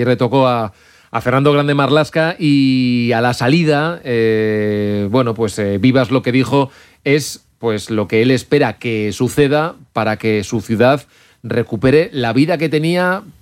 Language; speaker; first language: Spanish; native; Spanish